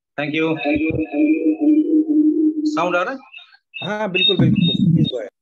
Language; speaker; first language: Hindi; non-native, local second language; Bangla